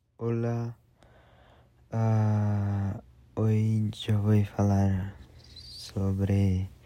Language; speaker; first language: Spanish; non-native, learner; Portuguese